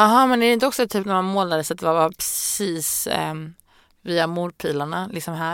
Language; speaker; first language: Swedish; native; Swedish